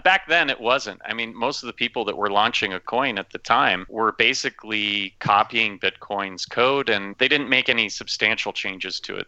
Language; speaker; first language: English; native; English